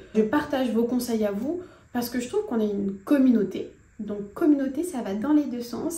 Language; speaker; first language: French; native; French